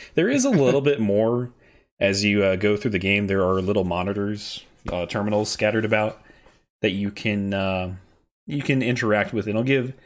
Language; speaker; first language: English; native; English